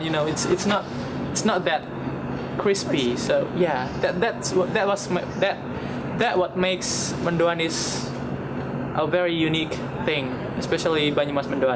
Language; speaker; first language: English; non-native, learner; Indonesian